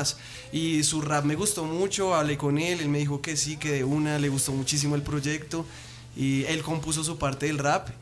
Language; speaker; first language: Spanish; native; Spanish